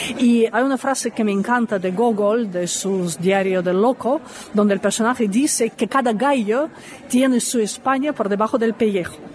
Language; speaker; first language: Spanish; non-native, fluent; Russian